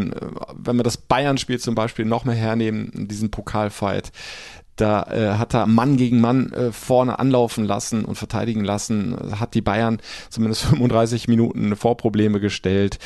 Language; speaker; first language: German; native; German